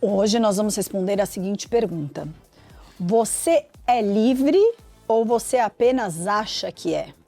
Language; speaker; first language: Portuguese; native; Portuguese